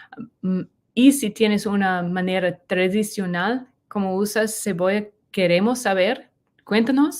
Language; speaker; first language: Spanish; non-native, learner; English